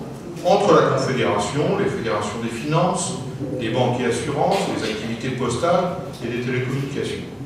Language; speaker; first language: French; native; French